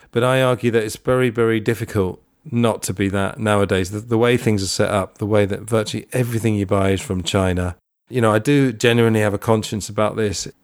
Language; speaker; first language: English; native; English